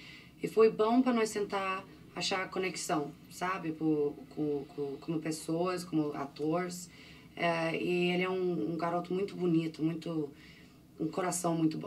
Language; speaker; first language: Portuguese; early bilingual, heritage; English